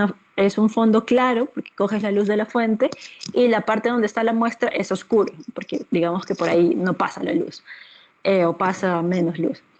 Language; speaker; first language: Spanish; native; Spanish